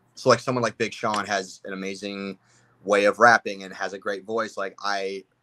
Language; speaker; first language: English; native; English